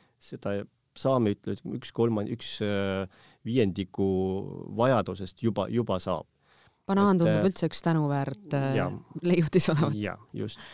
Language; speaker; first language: Estonian; non-native, local second language; Russian